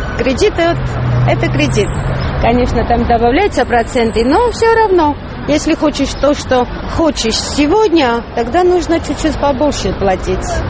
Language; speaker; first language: Russian; non-native, local second language; Georgian